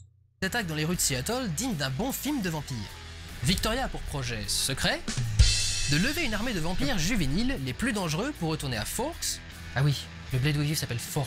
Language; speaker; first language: French; native; French